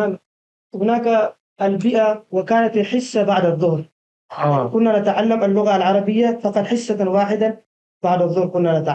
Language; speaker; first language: Arabic; non-native, fluent; Urdu